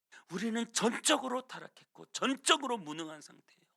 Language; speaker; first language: Korean; native; Korean